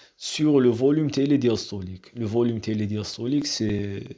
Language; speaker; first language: French; non-native, local second language; Arabic